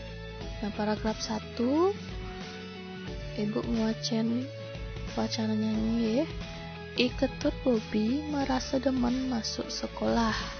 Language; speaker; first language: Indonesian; non-native, local second language; Balinese